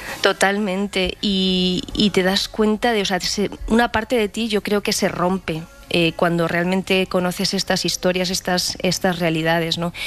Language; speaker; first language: Spanish; native; Spanish